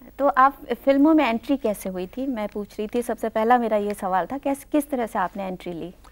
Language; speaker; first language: Hindi; native; Hindi